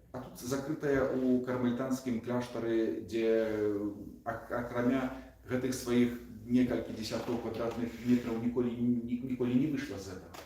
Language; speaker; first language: Belarusian; native; Belarusian